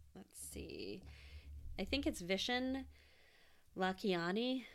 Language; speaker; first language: English; native; English